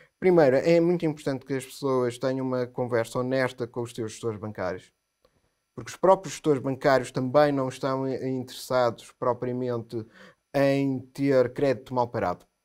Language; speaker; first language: Portuguese; native; Portuguese